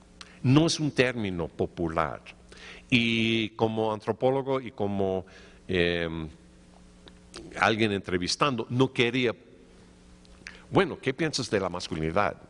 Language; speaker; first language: Spanish; non-native, fluent; English